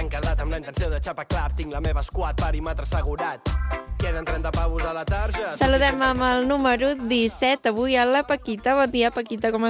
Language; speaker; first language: Catalan; native; Catalan